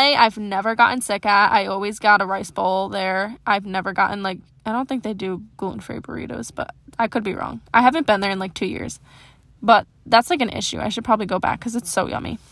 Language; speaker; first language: English; native; English